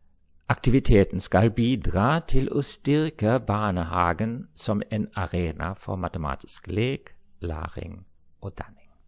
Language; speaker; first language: Norwegian; non-native, fluent; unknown